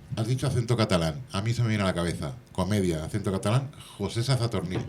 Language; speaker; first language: Spanish; native; Spanish